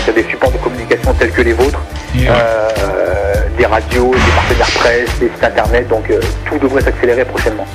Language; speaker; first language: French; native; French